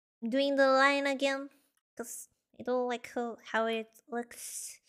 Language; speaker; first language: English; non-native, learner; Spanish